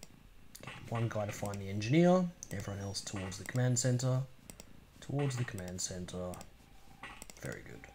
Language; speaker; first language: English; native; English